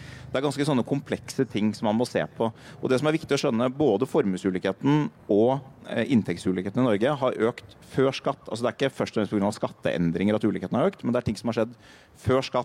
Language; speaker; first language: Norwegian; native; Norwegian